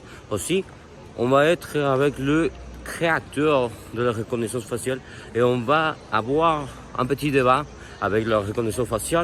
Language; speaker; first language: French; non-native, learner; Spanish